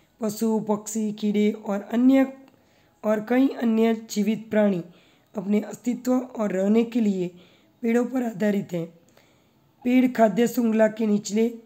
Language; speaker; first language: Hindi; non-native, local second language; Gujarati